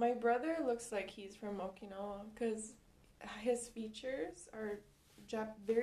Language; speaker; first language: English; non-native, local second language; Cebuano